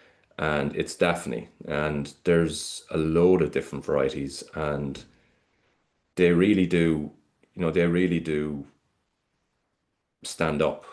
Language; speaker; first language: English; native; English